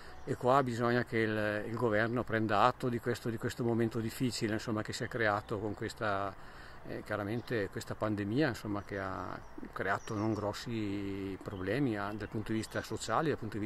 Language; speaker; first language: Italian; native; Italian